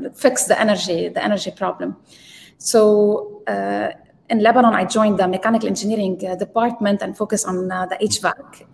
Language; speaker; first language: English; non-native, fluent; Arabic